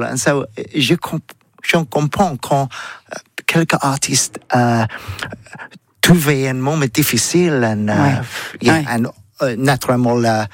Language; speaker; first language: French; non-native, learner; English